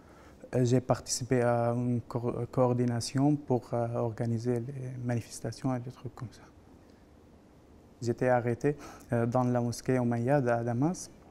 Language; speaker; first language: French; non-native, fluent; Arabic